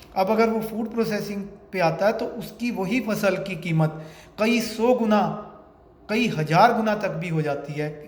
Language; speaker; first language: Hindi; native; Hindi